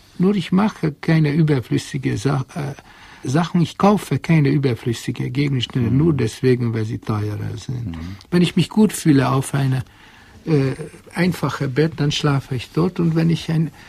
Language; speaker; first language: German; non-native, fluent; Hungarian